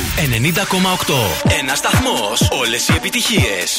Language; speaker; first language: Greek; native; Greek